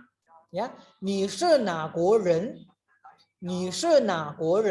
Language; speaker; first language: Chinese; non-native, fluent; Indonesian